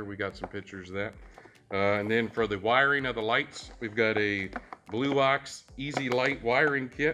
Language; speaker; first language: English; native; English